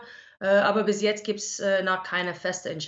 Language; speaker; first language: German; non-native, learner; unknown